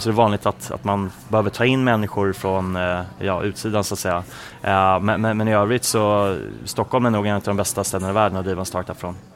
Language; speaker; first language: Swedish; native; Swedish